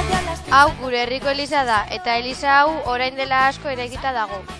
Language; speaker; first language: Basque; non-native, local second language; Spanish